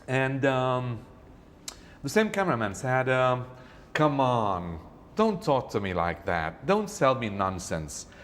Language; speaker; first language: English; non-native, fluent; Romanian